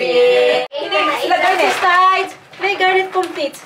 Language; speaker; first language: Dutch; non-native, learner; Filipino